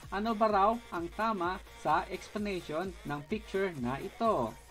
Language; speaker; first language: Filipino; native; Filipino